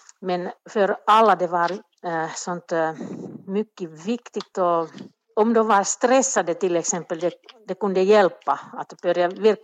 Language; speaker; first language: Swedish; non-native, local second language; Finnish